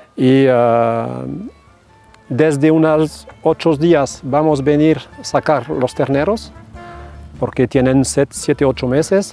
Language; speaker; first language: Spanish; non-native, fluent; French